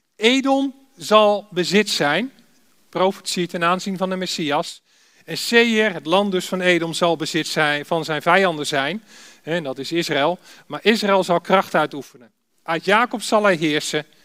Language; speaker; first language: Dutch; native; Dutch